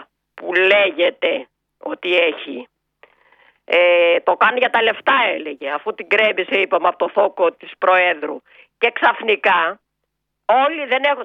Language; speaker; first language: Greek; native; Greek